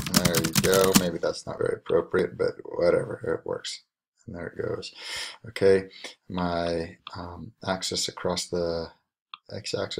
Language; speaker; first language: English; native; English